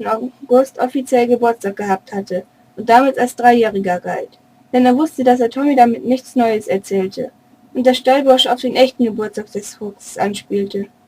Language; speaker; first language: German; native; German